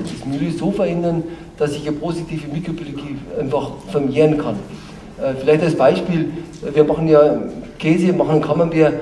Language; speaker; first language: German; native; German